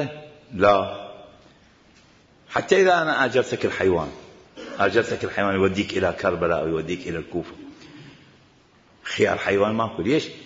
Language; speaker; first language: Arabic; native; Arabic